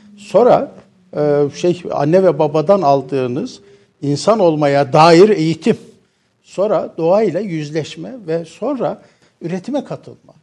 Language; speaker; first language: Turkish; native; Turkish